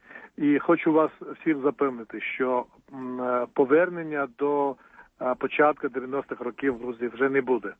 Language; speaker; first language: Ukrainian; non-native, fluent; Georgian